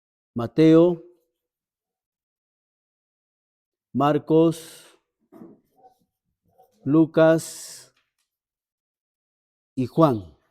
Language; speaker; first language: Spanish; native; Spanish